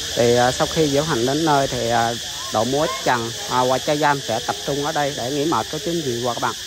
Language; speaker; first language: Vietnamese; non-native, local second language; Khmer